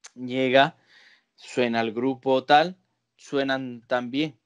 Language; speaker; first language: Spanish; native; Spanish